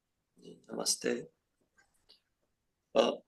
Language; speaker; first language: Hindi; non-native, fluent; Ukrainian